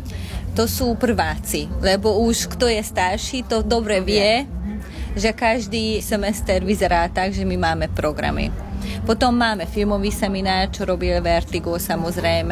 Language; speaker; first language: Slovak; non-native, local second language; Hungarian